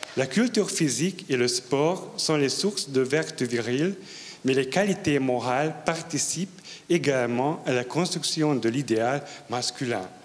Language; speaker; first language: French; non-native, fluent; Hungarian